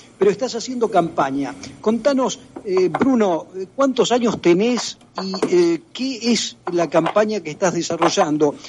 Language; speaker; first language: Spanish; native; Spanish